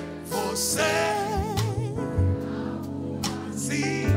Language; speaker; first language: Portuguese; non-native, fluent; English